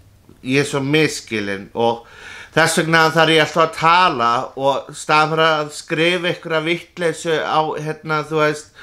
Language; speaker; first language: Icelandic; non-native, fluent; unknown